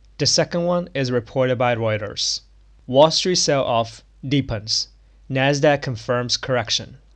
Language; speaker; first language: English; non-native, fluent; Chinese